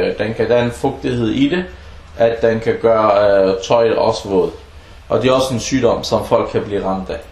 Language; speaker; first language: Danish; early bilingual, other home language; Arabic